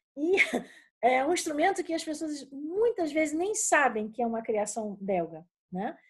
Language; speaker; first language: Portuguese; native; Portuguese